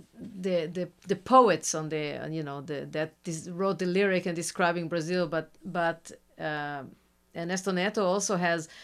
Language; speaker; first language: English; non-native, fluent; Hebrew